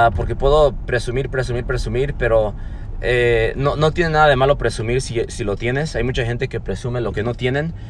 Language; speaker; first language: Spanish; early bilingual, heritage; Spanish